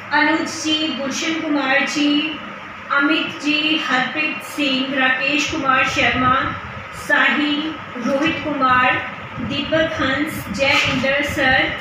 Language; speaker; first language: Hindi; non-native, local second language; Punjabi